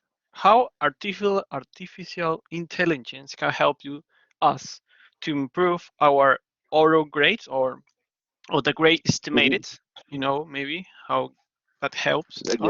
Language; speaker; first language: English; non-native, learner; Spanish